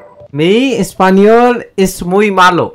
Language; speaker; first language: Spanish; non-native, learner; English